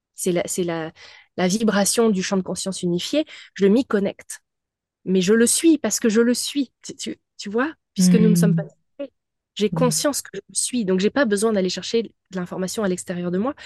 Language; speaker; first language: French; native; French